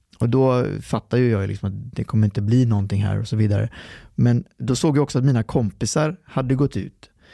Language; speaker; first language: Swedish; early bilingual, other home language; Arabic